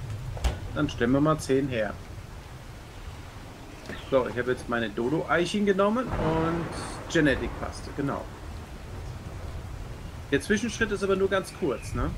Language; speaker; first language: German; native; German